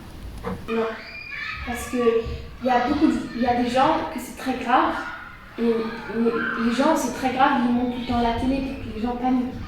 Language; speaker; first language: French; early bilingual, heritage; French